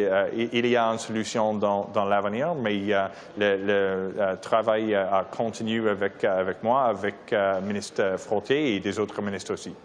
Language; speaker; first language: French; non-native, learner; English